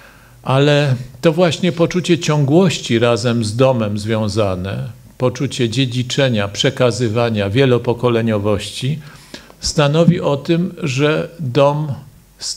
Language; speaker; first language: Polish; native; Polish